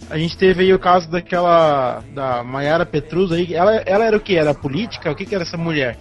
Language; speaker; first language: Portuguese; native; Portuguese